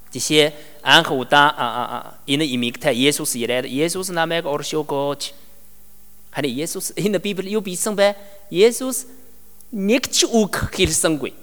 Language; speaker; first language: Mongolian; non-native, learner; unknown